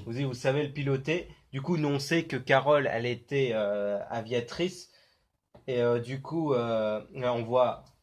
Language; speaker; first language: French; native; French